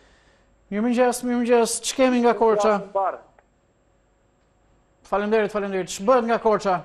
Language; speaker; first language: Albanian; native; Albanian